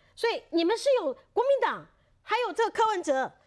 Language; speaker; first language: Chinese; native; Chinese